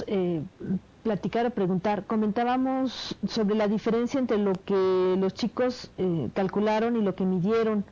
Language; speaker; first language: Spanish; native; Spanish